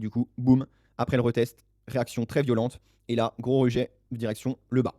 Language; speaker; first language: French; native; French